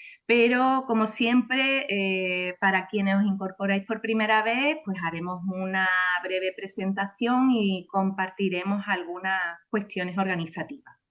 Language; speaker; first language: Spanish; native; Spanish